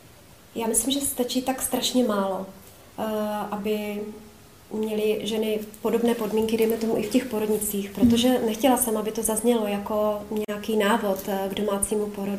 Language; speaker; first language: Czech; native; Czech